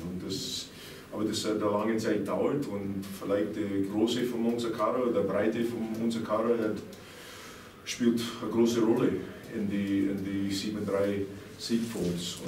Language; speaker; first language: German; non-native, fluent; English